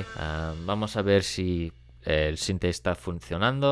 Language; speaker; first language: Spanish; non-native, fluent; English